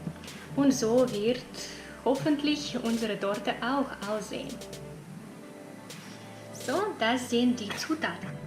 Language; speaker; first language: German; non-native, fluent; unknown